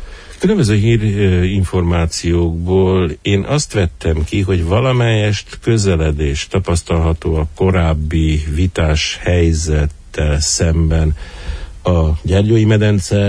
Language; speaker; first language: Hungarian; native; Hungarian